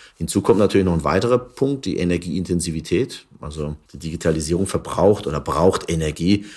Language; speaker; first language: German; early bilingual, other home language; Turkish